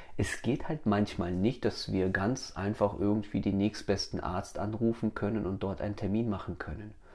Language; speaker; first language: German; early bilingual, other home language; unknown